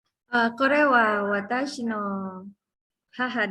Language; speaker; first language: Japanese; non-native, learner; Indonesian